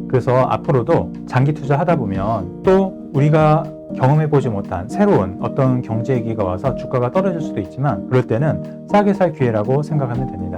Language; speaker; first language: Korean; native; Korean